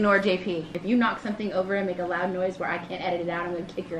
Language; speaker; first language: English; native; English